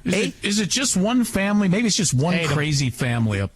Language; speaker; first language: English; native; English